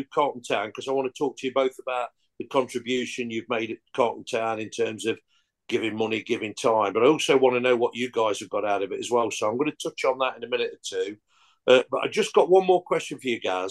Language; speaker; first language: English; native; English